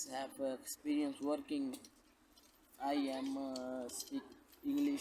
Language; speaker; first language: English; non-native, local second language; Punjabi